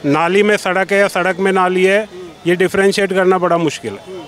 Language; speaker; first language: Hindi; native; Hindi